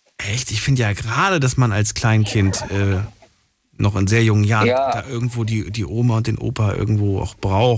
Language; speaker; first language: German; native; German